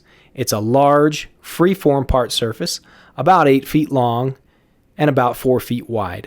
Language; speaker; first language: English; native; English